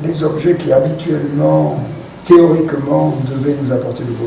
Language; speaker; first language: French; native; French